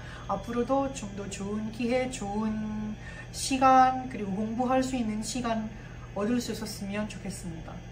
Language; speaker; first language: Korean; non-native, fluent; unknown